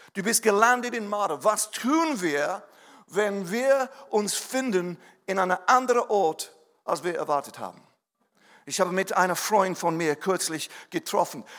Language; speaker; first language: German; non-native, fluent; English